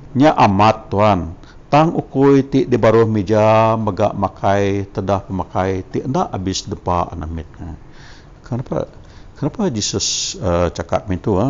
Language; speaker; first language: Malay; non-native, local second language; Iban